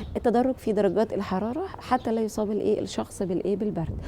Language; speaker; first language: Egyptian Arabic; native; Egyptian Arabic